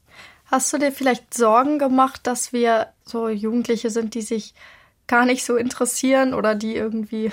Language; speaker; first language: German; native; German